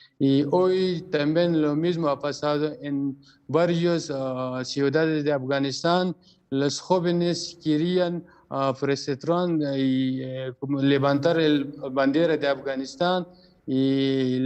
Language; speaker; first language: Spanish; non-native, learner; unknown